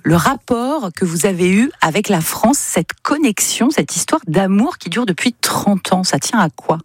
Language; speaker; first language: French; native; French